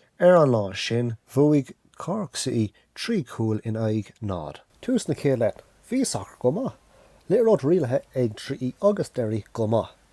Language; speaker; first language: Irish; non-native, local second language; English